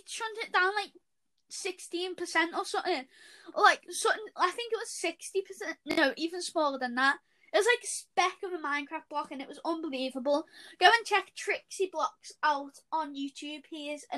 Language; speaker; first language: English; native; English